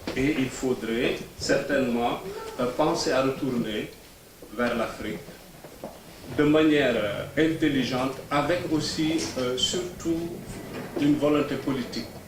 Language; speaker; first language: French; non-native, local second language; Wolof